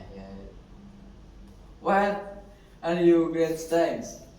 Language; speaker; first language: English; non-native, learner; Indonesian